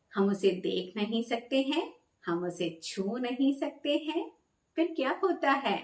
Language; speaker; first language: Hindi; non-native, local second language; Malayalam